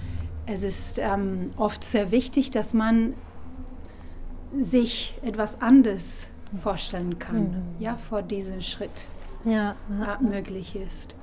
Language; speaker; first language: German; non-native, fluent; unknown